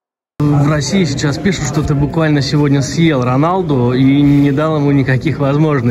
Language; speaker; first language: Russian; native; Russian